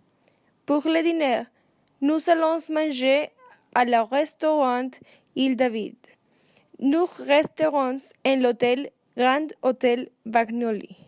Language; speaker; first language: French; non-native, learner; Spanish